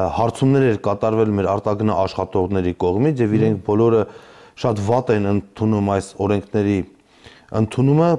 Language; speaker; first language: Armenian; native; Armenian